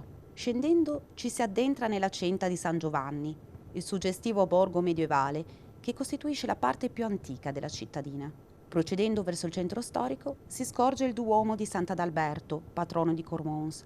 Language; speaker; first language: Italian; native; Italian